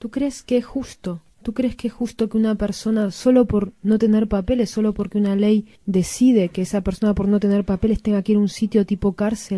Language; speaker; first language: Spanish; native; Spanish